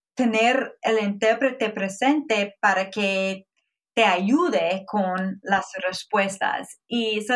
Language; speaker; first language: Spanish; non-native, fluent; English